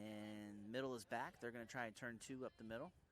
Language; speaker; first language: English; native; English